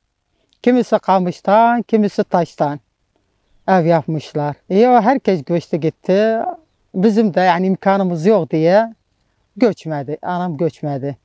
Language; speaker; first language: Turkish; non-native, local second language; Arabic